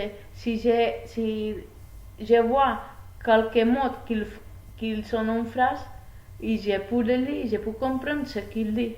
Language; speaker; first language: French; non-native, learner; Spanish